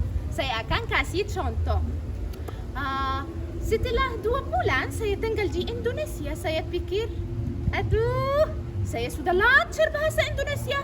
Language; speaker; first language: Indonesian; non-native, learner; Arabic